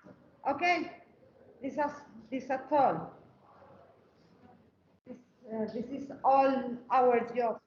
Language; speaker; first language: English; non-native, learner; Spanish